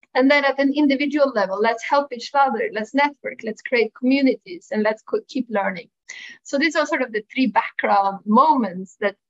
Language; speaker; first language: English; non-native, fluent; Norwegian